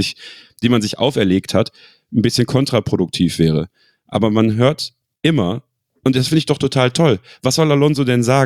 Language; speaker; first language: German; native; German